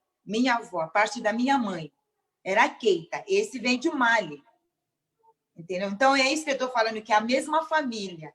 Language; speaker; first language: Portuguese; non-native, local second language; Mandingo